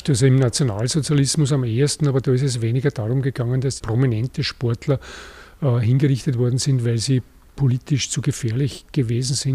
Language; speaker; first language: German; native; German